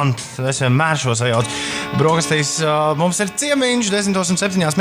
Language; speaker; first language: Latvian; native; Latvian